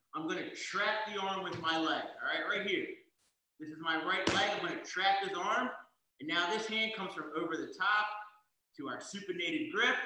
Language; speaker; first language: English; native; English